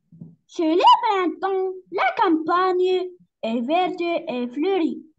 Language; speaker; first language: French; non-native, learner; Arabic